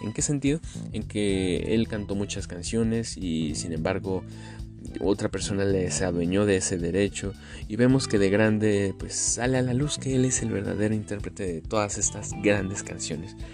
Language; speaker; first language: Spanish; native; Spanish